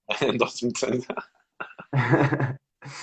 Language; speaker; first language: Spanish; non-native, learner; Turkish